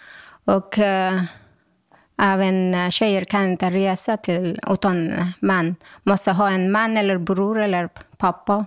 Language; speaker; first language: Swedish; non-native, local second language; Persian